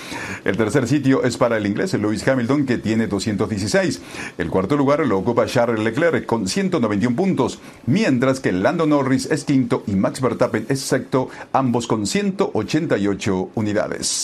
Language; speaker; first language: Spanish; native; Spanish